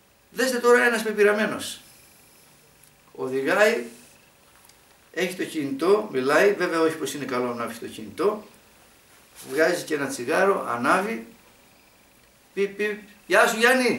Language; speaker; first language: Greek; native; Greek